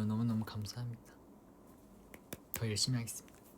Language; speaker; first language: Korean; non-native, fluent; Chinese